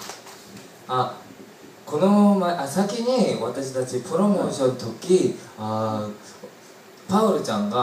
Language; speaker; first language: Japanese; non-native, learner; Korean